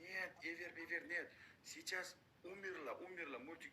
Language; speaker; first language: Russian; non-native, learner; Uzbek